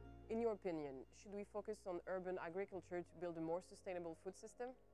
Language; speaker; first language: English; non-native, fluent; French